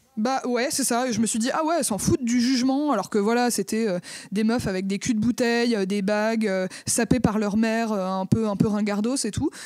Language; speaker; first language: French; native; French